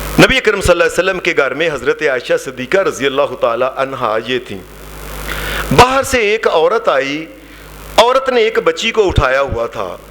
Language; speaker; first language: Urdu; non-native, local second language; Punjabi